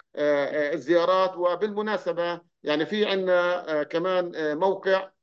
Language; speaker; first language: Arabic; native; Arabic